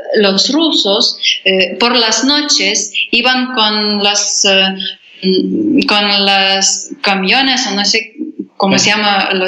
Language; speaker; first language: Spanish; non-native, fluent; Lithuanian